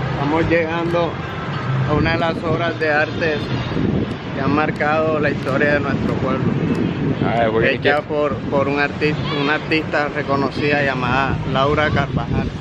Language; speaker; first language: Spanish; native; Spanish